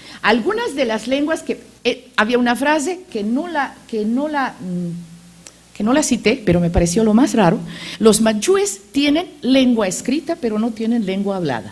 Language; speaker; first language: Spanish; non-native, fluent; Macedonian